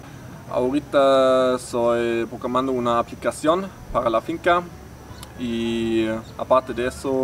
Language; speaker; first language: Spanish; non-native, fluent; German